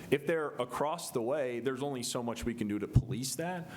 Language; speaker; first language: English; native; English